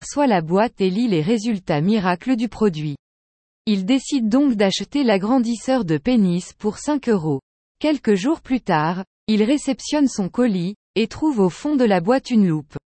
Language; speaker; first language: French; native; French